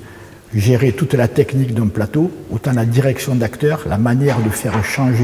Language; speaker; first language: French; native; French